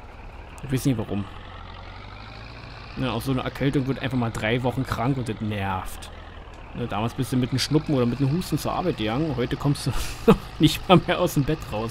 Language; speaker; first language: German; native; German